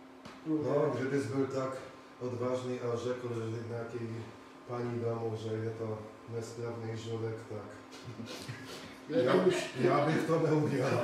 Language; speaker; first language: Czech; non-native, fluent; Polish